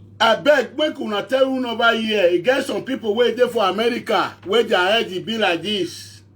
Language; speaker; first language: Nigerian Pidgin; non-native, local second language; Bini